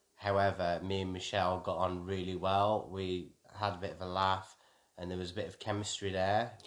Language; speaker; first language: English; native; English